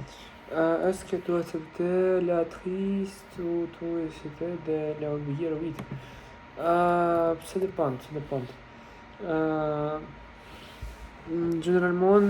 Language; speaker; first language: French; non-native, learner; Russian